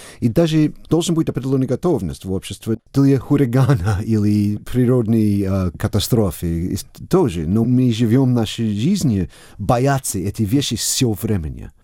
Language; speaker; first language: Russian; non-native, fluent; English